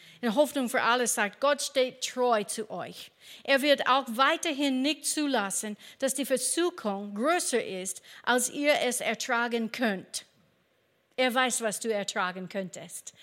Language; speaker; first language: German; non-native, fluent; English